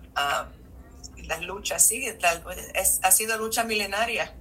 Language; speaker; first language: Spanish; native; Spanish